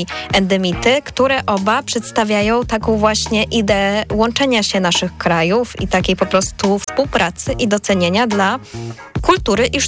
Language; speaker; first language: Polish; native; Polish